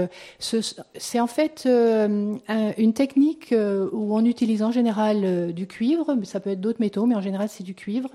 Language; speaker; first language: French; native; French